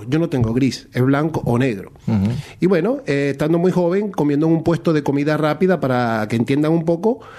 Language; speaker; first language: Spanish; native; Spanish